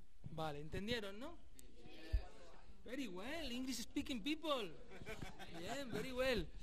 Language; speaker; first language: English; non-native, learner; Spanish